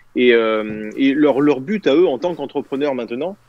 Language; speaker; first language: French; native; French